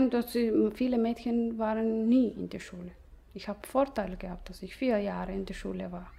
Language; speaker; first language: German; non-native, learner; Somali